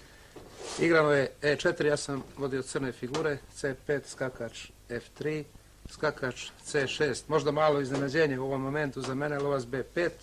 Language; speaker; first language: Bosnian; native; Bosnian